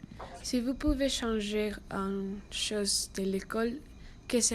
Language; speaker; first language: French; non-native, learner; Spanish